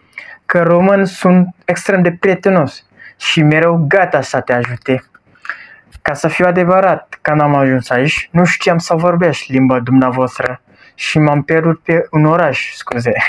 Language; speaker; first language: Romanian; non-native, learner; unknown